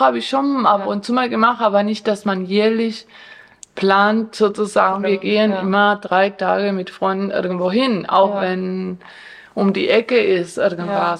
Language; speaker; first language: German; non-native, fluent; Spanish